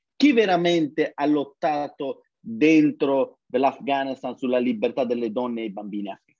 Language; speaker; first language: Italian; non-native, learner; Persian